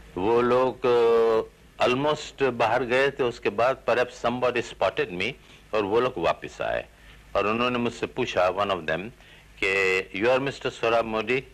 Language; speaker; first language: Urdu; non-native, local second language; Gujarati